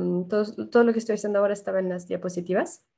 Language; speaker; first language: Spanish; non-native, fluent; French